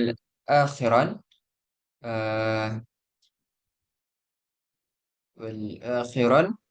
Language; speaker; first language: Arabic; non-native, learner; Malay